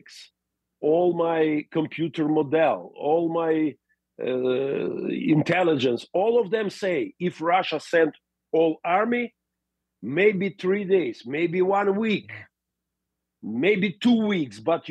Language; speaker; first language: English; non-native, learner; Russian